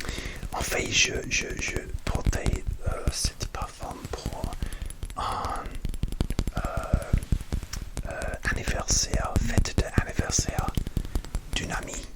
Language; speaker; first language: French; non-native, learner; English